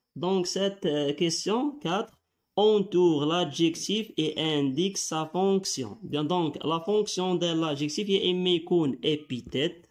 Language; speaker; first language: French; non-native, local second language; Arabic